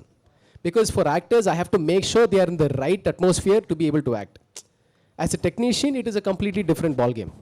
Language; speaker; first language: Telugu; early bilingual, heritage; Telugu